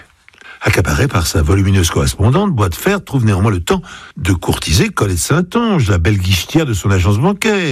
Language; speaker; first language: French; native; French